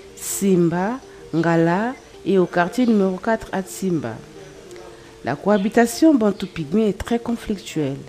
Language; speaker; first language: French; non-native, local second language; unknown